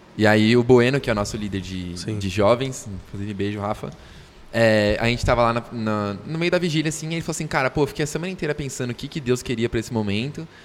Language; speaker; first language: Portuguese; native; Portuguese